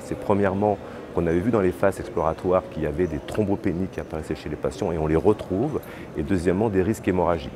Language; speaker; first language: French; native; French